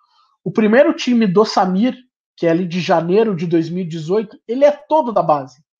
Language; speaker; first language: Portuguese; native; Portuguese